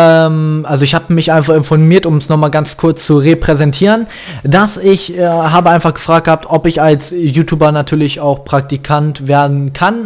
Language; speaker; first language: German; native; German